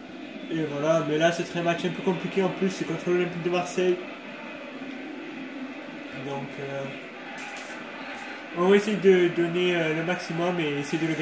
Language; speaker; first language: French; native; French